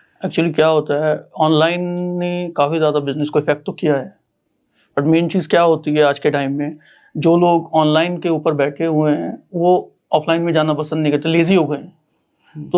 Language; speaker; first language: Hindi; native; Hindi